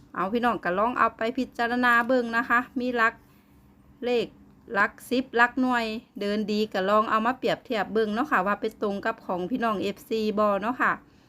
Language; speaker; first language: Thai; native; Thai